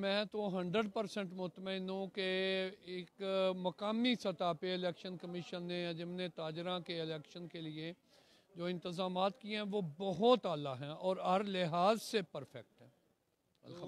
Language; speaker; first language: Hindi; non-native, local second language; Punjabi